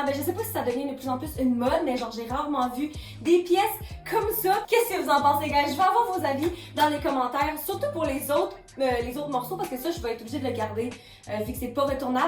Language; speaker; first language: French; native; French